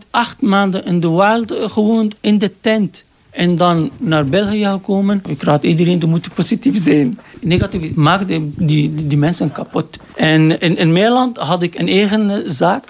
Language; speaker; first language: Dutch; non-native, learner; Arabic